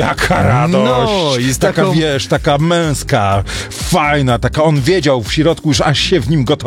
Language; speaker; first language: Polish; native; Polish